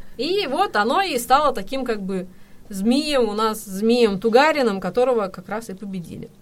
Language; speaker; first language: Russian; native; Russian